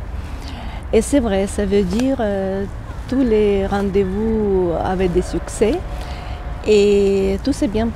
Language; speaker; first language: French; non-native, fluent; Ukrainian